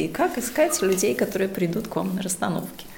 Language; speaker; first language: Russian; native; Russian